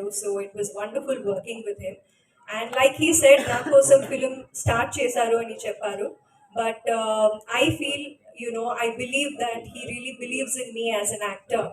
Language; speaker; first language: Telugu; non-native, learner; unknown